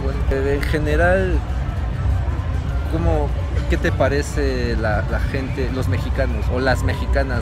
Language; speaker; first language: Spanish; native; Spanish